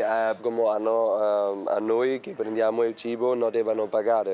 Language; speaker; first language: Italian; non-native, fluent; German